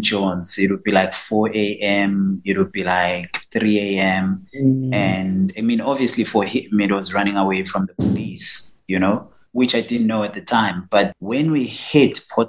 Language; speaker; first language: English; non-native, local second language; Xhosa